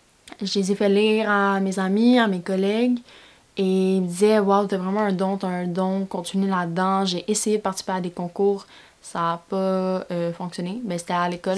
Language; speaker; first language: French; native; French